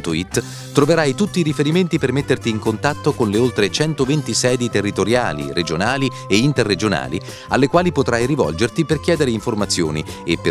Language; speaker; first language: Italian; native; Italian